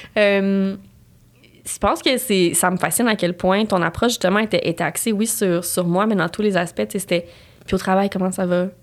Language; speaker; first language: French; native; French